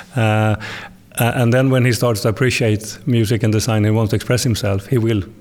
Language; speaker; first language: English; non-native, fluent; Swedish